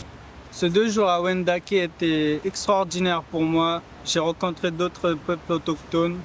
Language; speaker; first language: French; non-native, local second language; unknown